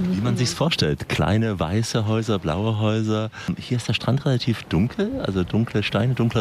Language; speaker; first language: German; native; German